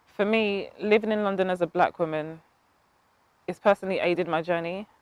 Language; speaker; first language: English; native; English